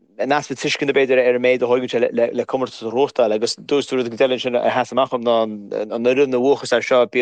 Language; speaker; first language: Irish; native; Irish